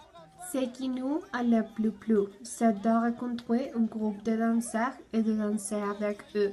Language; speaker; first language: French; non-native, learner; Spanish